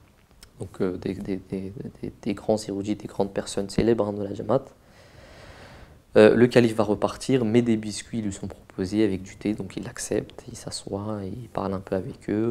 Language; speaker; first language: French; native; French